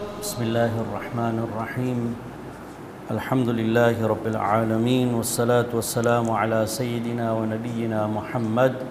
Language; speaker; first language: Gujarati; early bilingual, heritage; Gujarati